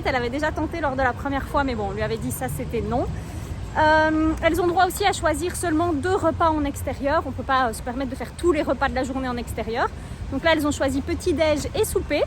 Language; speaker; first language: French; native; French